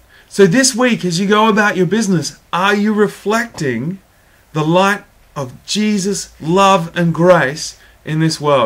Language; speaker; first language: English; native; English